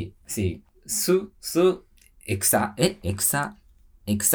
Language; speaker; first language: Spanish; non-native, learner; Japanese